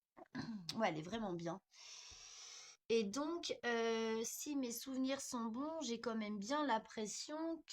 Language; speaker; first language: French; native; French